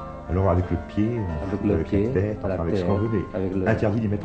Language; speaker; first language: French; native; French